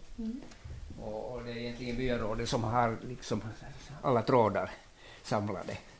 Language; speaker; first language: Swedish; native; Swedish